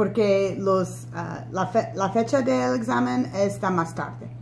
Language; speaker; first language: Spanish; non-native, learner; English